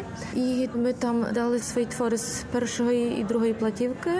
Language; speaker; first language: Ukrainian; early bilingual, heritage; Ukrainian